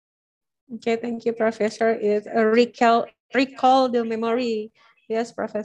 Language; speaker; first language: English; non-native, learner; Indonesian